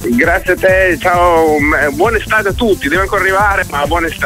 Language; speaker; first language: Italian; native; Italian